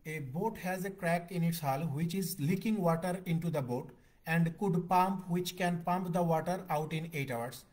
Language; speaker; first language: English; non-native, local second language; Bangla